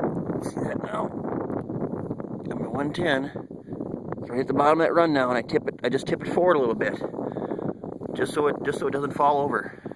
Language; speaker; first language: English; native; English